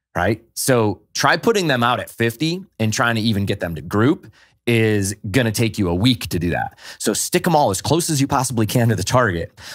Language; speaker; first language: English; native; English